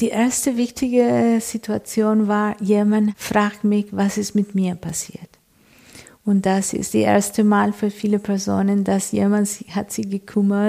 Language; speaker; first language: German; non-native, fluent; Spanish